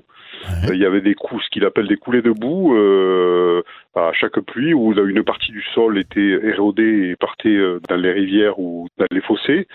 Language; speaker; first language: French; native; French